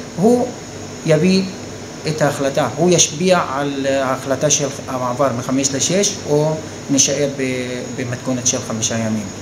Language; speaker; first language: Hebrew; non-native, local second language; Arabic